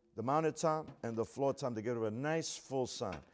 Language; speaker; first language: English; native; English